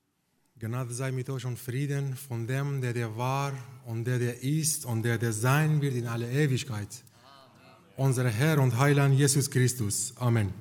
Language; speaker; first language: German; non-native, fluent; Persian